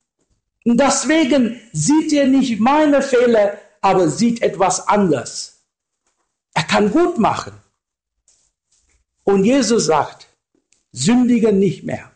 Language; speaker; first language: German; non-native, learner; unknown